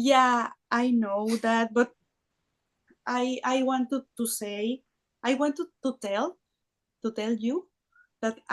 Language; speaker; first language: English; non-native, learner; Spanish